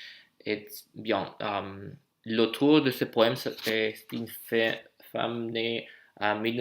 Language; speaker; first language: French; non-native, learner; English